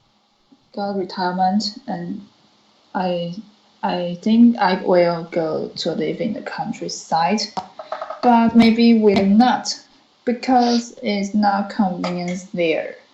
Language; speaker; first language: English; non-native, learner; Chinese